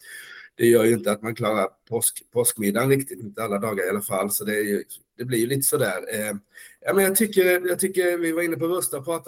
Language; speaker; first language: Swedish; native; Swedish